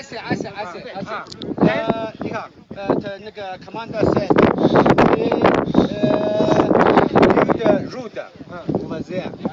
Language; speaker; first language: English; non-native, learner; Chinese